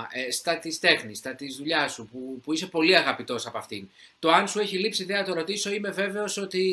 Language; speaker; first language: Greek; native; Greek